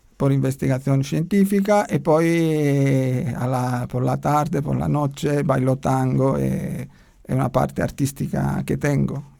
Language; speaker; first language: Spanish; non-native, learner; Italian